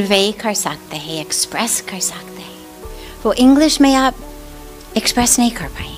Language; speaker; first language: Hindi; non-native, fluent; English